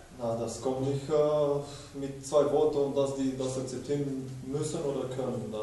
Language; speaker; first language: German; non-native, fluent; Bulgarian